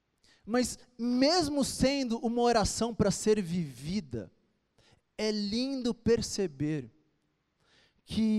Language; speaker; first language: Portuguese; native; Portuguese